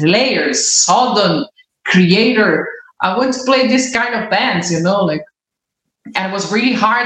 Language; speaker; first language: English; non-native, learner; Portuguese